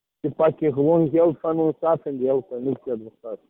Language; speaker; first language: Dutch; early bilingual, other home language; Serbian